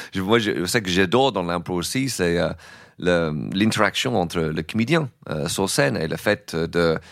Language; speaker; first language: French; non-native, fluent; English